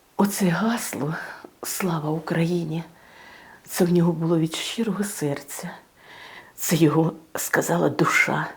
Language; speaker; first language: Ukrainian; native; Ukrainian